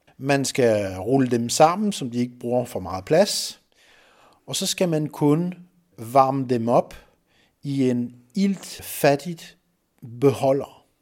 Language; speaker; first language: Danish; non-native, fluent; French